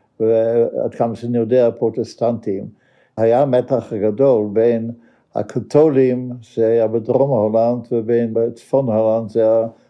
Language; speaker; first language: Hebrew; non-native, fluent; Dutch